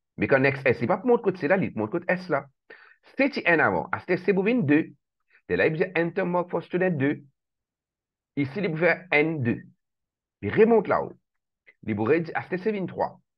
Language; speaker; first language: French; non-native, local second language; Morisyen